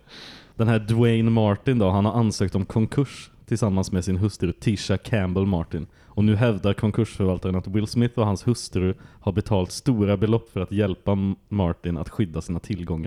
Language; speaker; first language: Swedish; native; Swedish